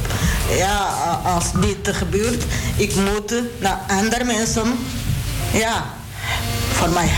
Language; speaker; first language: Dutch; non-native, learner; Portuguese